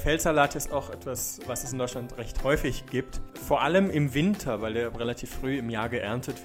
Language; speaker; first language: German; non-native, fluent; Chinese